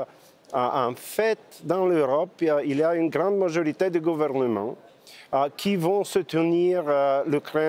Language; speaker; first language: French; non-native, fluent; Bulgarian